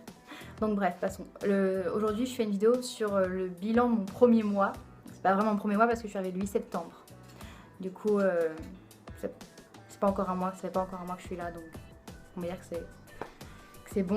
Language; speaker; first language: French; native; French